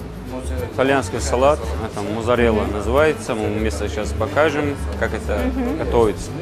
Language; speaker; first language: Russian; non-native, learner; Turkish